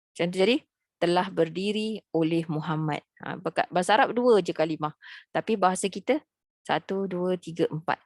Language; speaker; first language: Malay; native; Malay